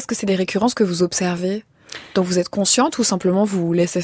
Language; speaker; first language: French; native; French